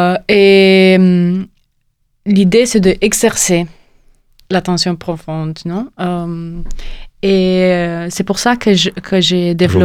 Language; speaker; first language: French; non-native, fluent; Romanian